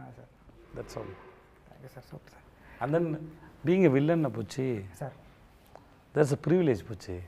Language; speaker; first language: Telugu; non-native, learner; Tamil